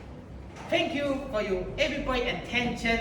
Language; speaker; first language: English; non-native, learner; Thai